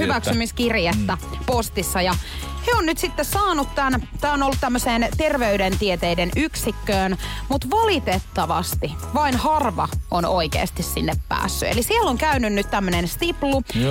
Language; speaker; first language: Finnish; native; Finnish